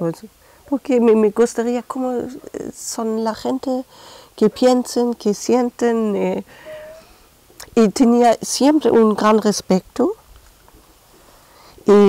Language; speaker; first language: Spanish; non-native, fluent; German